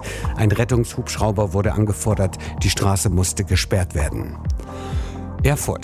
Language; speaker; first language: German; native; German